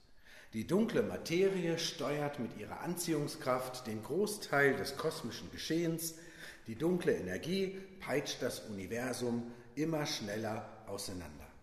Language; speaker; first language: German; native; German